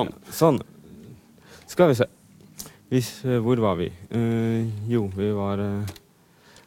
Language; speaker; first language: Norwegian; native; Norwegian